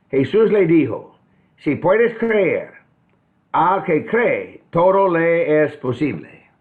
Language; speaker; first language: Spanish; non-native, fluent; English